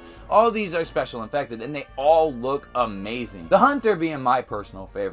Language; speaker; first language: English; native; English